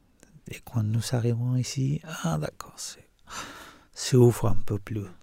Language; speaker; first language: French; non-native, fluent; Spanish